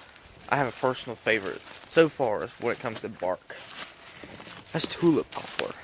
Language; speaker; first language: English; native; English